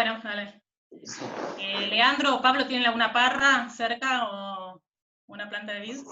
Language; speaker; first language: Spanish; native; Spanish